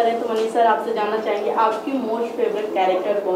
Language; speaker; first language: Hindi; native; Hindi